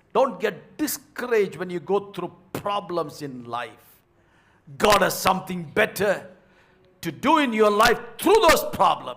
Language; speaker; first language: English; non-native, local second language; Tamil